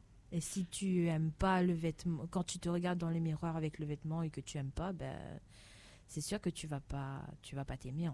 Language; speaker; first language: French; native; French